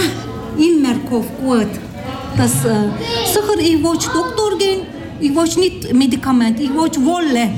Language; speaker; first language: German; non-native, learner; Turkish